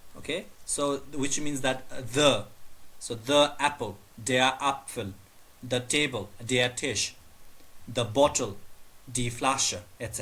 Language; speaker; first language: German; non-native, learner; Nepali